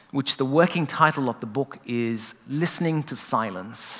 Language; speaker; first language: English; native; English